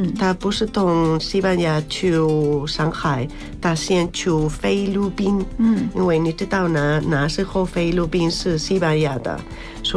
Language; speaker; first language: Chinese; non-native, learner; Spanish